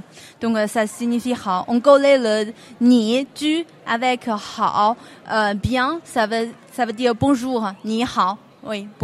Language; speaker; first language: French; non-native, fluent; Chinese